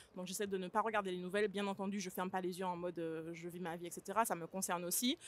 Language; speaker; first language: French; native; French